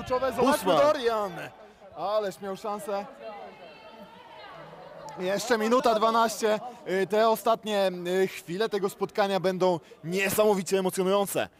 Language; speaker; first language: Polish; native; Polish